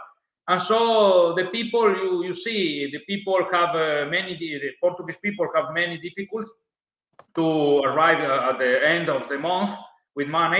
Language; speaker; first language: English; non-native, learner; Italian